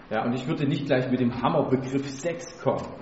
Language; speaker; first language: German; native; German